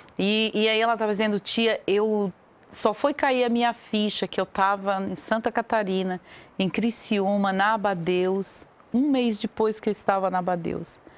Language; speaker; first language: Portuguese; native; Portuguese